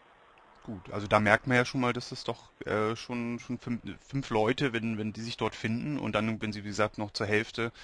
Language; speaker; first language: German; native; German